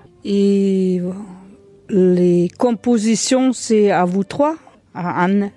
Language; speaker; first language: French; non-native, fluent; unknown